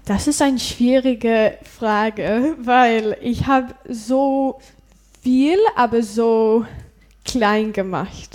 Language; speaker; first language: German; non-native, learner; English